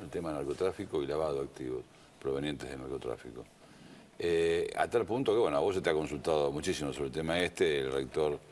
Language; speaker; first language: Spanish; native; Spanish